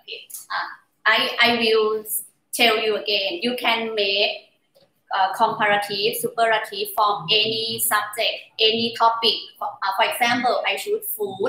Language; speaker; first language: English; non-native, learner; Thai